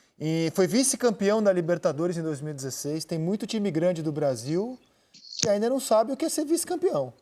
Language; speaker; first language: Portuguese; native; Portuguese